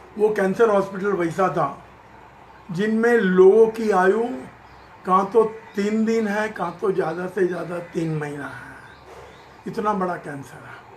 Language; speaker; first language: Hindi; non-native, local second language; Gujarati